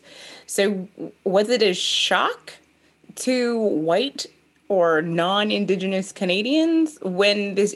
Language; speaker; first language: English; native; English